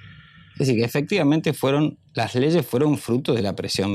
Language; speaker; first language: Spanish; native; Spanish